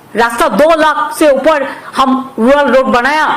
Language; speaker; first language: Hindi; non-native, local second language; Bangla